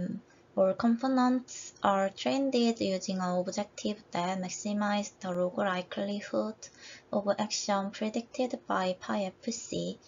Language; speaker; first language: English; non-native, fluent; Korean